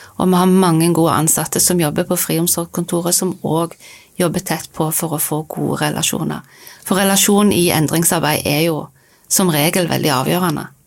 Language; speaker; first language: Norwegian; native; Norwegian